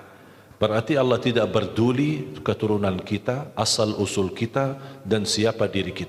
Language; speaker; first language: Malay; non-native, fluent; Arabic